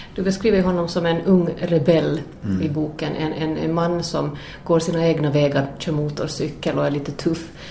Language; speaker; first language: Swedish; native; Swedish